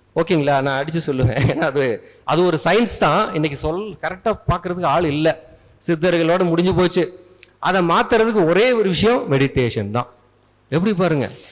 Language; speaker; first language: Tamil; native; Tamil